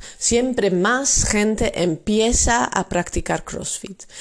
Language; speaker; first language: Spanish; non-native, fluent; Dutch